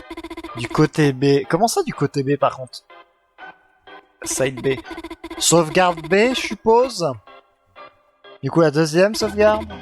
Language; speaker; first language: French; native; French